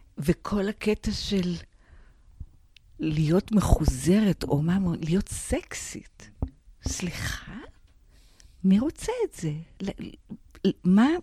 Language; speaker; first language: Hebrew; non-native, fluent; English